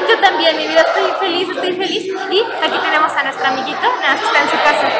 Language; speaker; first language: Spanish; native; Spanish